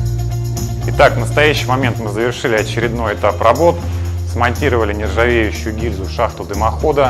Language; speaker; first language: Russian; native; Russian